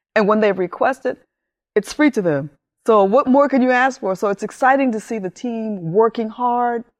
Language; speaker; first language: English; early bilingual, other home language; Spanish